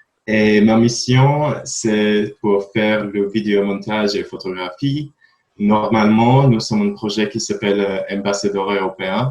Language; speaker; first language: French; non-native, learner; Latvian